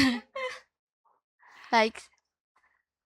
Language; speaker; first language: English; non-native, learner; Indonesian